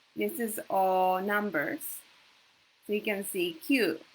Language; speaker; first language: English; non-native, fluent; Japanese